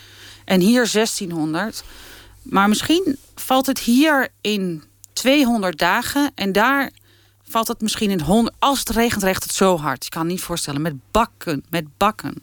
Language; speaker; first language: Dutch; native; Dutch